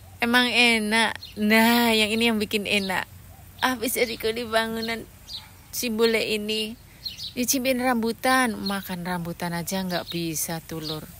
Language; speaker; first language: Indonesian; non-native, local second language; Javanese